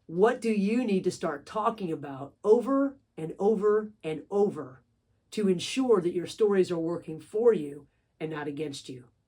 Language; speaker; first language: English; native; English